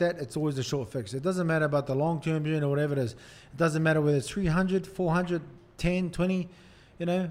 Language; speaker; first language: English; native; English